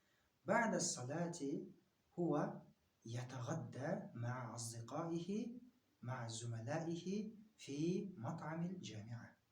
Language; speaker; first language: Arabic; non-native, fluent; Kyrgyz